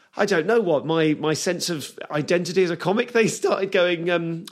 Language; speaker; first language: English; native; English